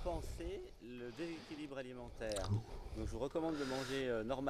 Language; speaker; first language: French; native; French